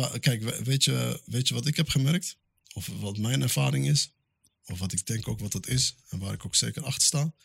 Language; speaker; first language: Dutch; early bilingual, other home language; Arabic